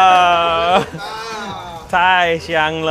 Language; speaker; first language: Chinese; non-native, learner; English